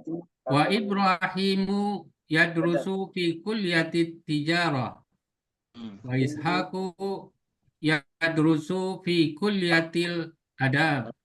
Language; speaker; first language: Arabic; non-native, learner; Indonesian